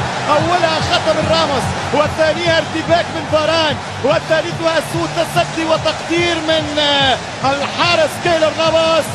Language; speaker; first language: Arabic; native; Arabic